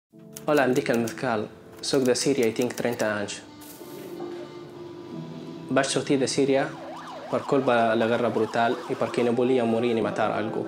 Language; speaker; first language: Catalan; non-native, learner; Arabic